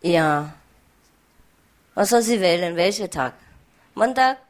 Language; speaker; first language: German; non-native, fluent; Vietnamese